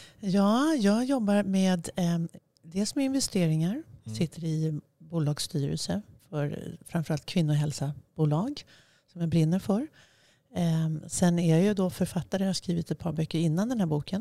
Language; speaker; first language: Swedish; native; Swedish